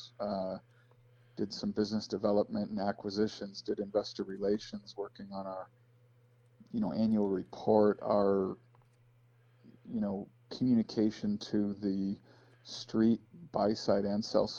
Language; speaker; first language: English; native; English